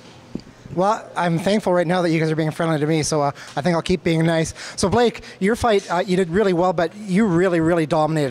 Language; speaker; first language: English; native; English